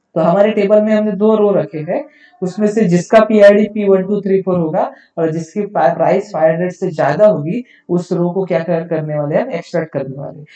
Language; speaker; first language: Hindi; non-native, local second language; Marathi